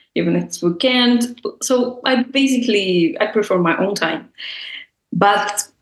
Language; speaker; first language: English; non-native, fluent; Russian